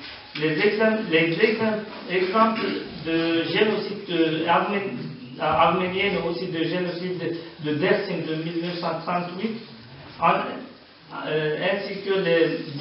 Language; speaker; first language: French; non-native, learner; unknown